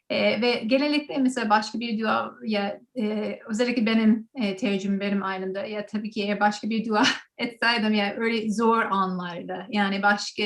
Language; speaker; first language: Turkish; non-native, learner; English